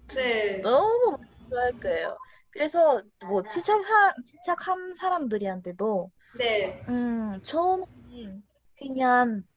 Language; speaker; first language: Korean; non-native, fluent; Spanish